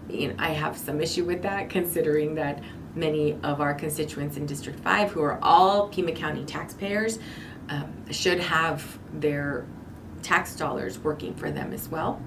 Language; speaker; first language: English; native; English